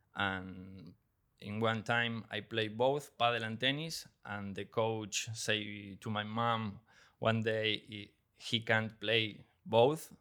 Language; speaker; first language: English; non-native, learner; Spanish